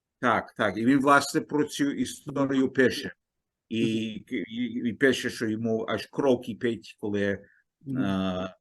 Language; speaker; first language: Ukrainian; early bilingual, heritage; Ukrainian